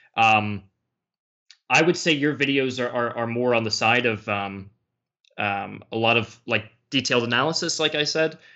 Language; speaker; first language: English; native; English